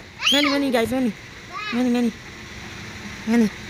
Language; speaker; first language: English; non-native, learner; Haitian Creole